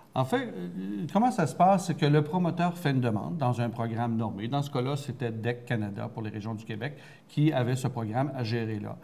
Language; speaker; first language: French; native; French